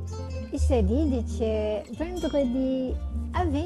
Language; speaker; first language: French; non-native, learner; Malay